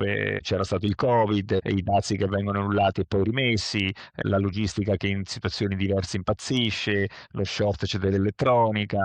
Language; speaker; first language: Italian; native; Italian